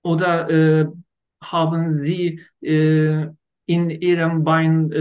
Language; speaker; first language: German; non-native, learner; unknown